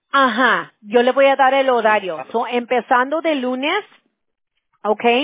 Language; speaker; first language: Spanish; early bilingual, heritage; Spanish